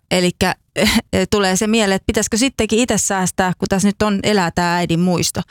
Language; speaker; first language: Finnish; native; Finnish